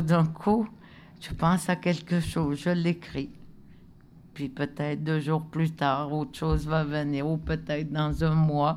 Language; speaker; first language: French; non-native, local second language; Innu-aimun